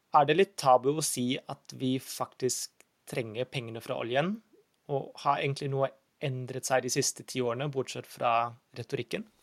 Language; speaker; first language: Norwegian; non-native, fluent; German